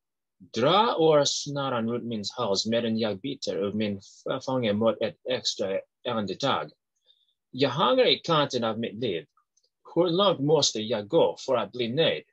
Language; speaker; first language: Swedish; non-native, learner; English